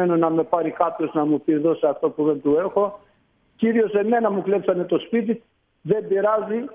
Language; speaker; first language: Greek; non-native, fluent; Albanian